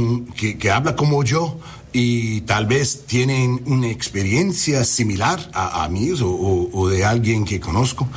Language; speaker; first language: Spanish; non-native, learner; English